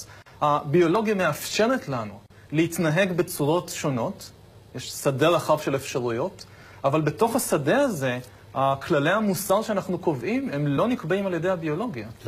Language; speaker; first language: Hebrew; native; Hebrew